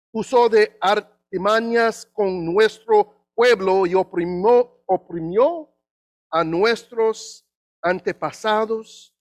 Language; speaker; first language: Spanish; non-native, learner; English